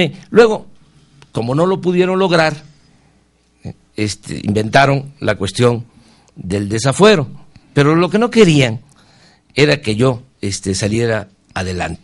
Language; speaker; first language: Spanish; native; Spanish